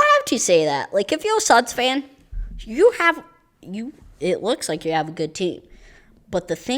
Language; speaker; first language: English; native; English